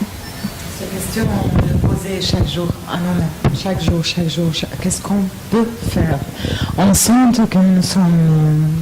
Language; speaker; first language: French; non-native, learner; Arabic